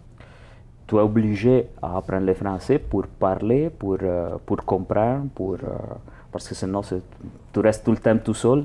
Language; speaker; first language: French; non-native, learner; Italian